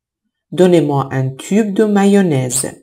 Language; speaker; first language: French; non-native, fluent; Persian